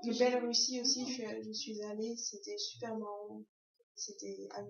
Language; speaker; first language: French; early bilingual, other home language; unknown